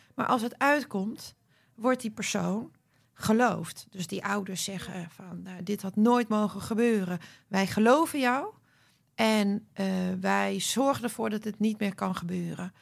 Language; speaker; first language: Dutch; early bilingual, other home language; Croatian